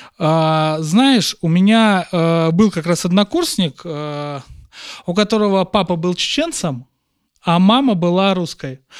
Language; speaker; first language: Russian; native; Russian